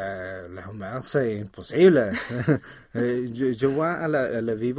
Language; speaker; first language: French; non-native, learner; Spanish